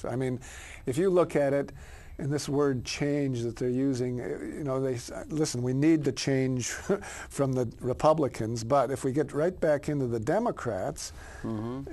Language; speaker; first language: English; native; English